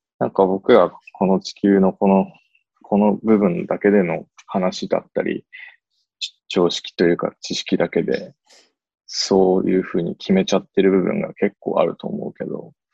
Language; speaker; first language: Japanese; native; Japanese